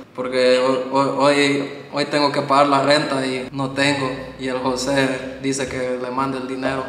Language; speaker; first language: Spanish; early bilingual, heritage; Spanish